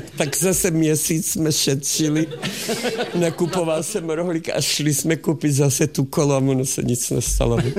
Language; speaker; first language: Czech; non-native, local second language; Hungarian